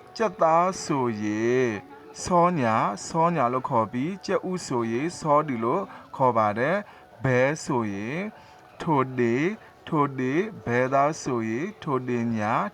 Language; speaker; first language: Burmese; non-native, local second language; S'gaw Karen